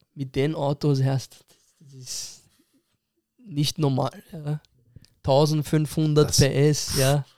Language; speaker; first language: German; early bilingual, other home language; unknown